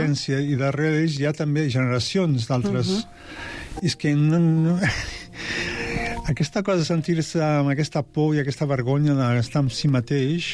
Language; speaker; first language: Catalan; native; Catalan